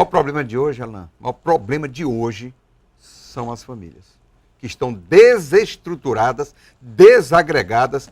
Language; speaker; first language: Portuguese; native; Portuguese